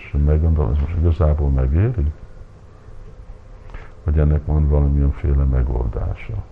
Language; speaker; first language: Hungarian; early bilingual, heritage; Hungarian